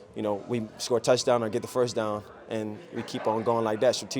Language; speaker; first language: English; native; English